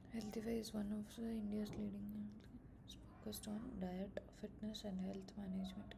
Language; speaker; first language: English; non-native, local second language; Tamil